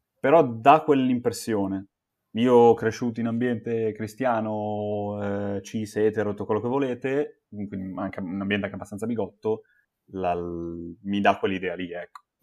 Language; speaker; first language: Italian; native; Italian